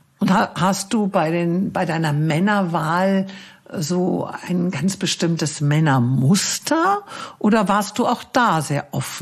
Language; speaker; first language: German; native; German